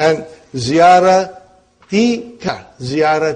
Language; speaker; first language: Arabic; non-native, fluent; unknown